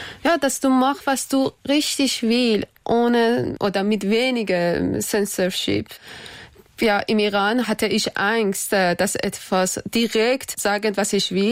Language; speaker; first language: German; non-native, learner; Persian